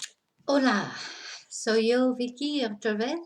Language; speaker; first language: Spanish; non-native, fluent; English